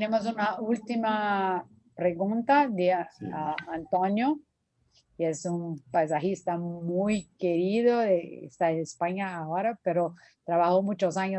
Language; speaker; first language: Spanish; non-native, fluent; Portuguese